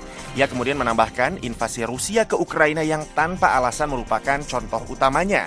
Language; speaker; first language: Indonesian; native; Indonesian